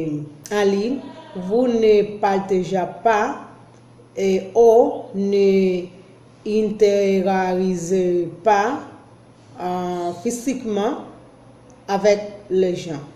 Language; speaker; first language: French; non-native, learner; Spanish